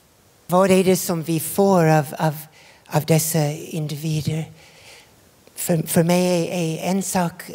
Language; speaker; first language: Swedish; non-native, fluent; English